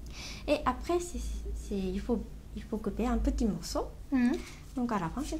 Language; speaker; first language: French; non-native, learner; Japanese